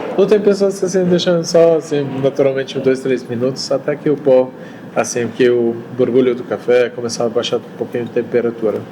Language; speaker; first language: Portuguese; non-native, fluent; Arabic